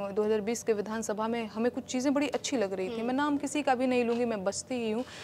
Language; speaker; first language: Hindi; non-native, local second language; Bhojpuri